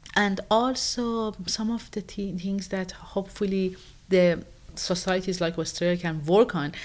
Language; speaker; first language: English; non-native, fluent; Persian